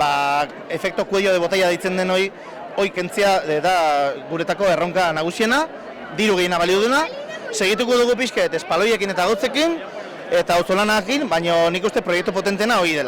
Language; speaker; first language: Basque; native; Basque